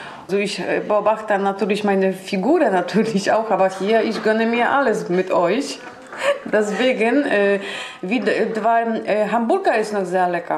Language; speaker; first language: German; non-native, learner; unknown